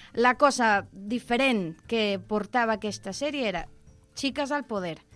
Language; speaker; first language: Catalan; non-native, local second language; Spanish